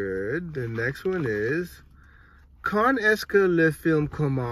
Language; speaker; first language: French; non-native, learner; English